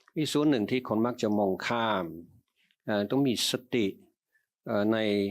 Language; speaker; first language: Thai; non-native, fluent; English